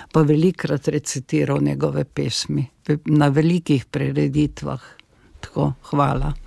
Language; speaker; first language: Slovenian; native; Slovenian